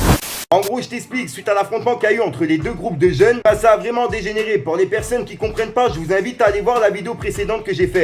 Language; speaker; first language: French; native; French